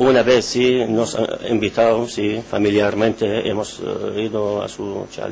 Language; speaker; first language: Spanish; non-native, learner; Arabic